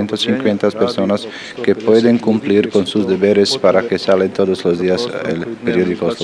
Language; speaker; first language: Spanish; non-native, learner; Bosnian